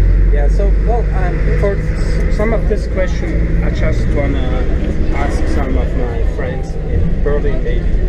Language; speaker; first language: English; non-native, fluent; German